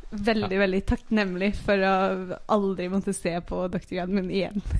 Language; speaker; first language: Norwegian; early bilingual, other home language; English